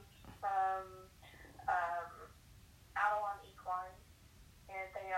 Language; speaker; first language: English; native; English